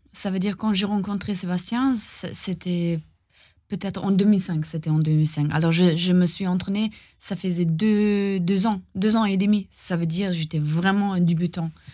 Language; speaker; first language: French; non-native, fluent; German